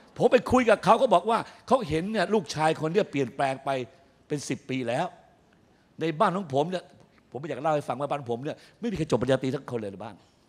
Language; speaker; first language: Thai; native; Thai